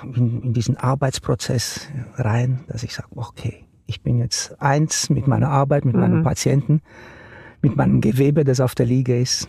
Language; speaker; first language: German; non-native, fluent; Romanian